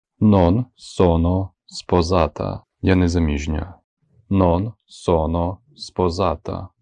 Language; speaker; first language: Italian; non-native, fluent; Ukrainian